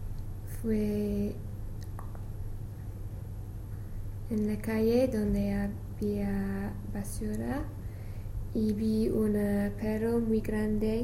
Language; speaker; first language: Spanish; non-native, learner; English